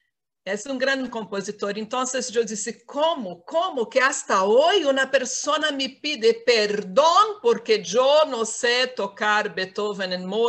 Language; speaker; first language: Spanish; non-native, fluent; Portuguese